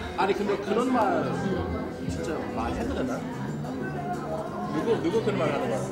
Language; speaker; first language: Korean; non-native, learner; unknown